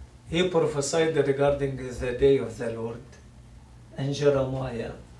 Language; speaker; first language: English; non-native, fluent; Arabic